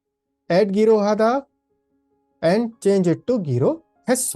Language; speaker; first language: Korean; non-native, fluent; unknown